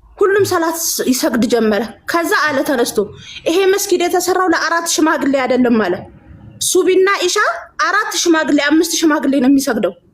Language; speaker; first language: Amharic; non-native, local second language; Tigrinya